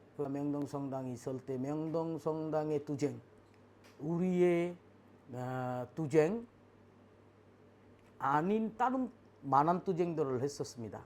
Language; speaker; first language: Korean; non-native, learner; Bangla